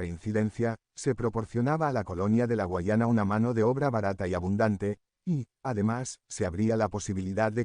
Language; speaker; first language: Spanish; native; Spanish